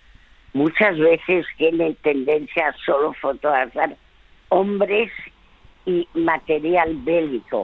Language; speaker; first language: Spanish; early bilingual, other home language; French